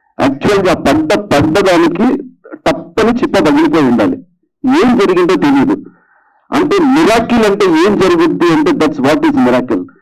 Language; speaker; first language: Telugu; native; Telugu